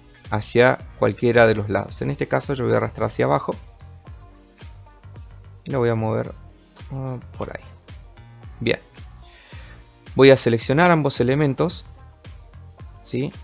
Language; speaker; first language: Spanish; native; Spanish